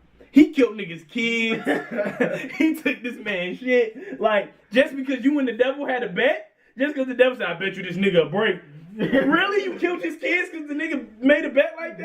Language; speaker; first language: English; native; English